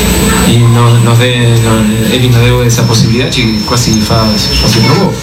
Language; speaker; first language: Portuguese; non-native, fluent; Spanish